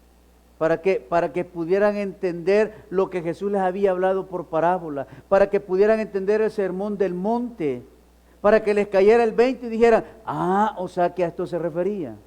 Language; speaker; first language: Spanish; native; Spanish